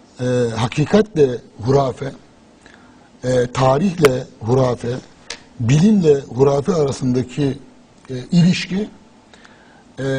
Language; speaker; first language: Turkish; native; Turkish